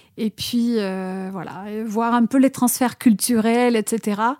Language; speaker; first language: French; non-native, fluent; Spanish